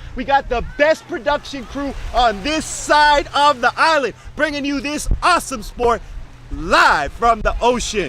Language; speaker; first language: English; native; English